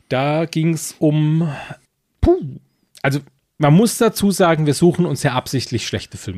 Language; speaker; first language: German; native; German